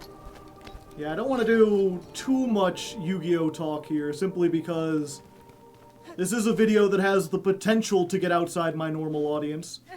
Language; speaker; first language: English; native; English